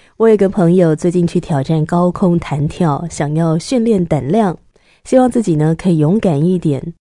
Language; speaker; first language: Chinese; native; Chinese